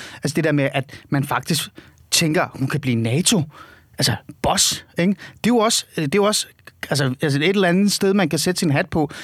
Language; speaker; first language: Danish; early bilingual, other home language; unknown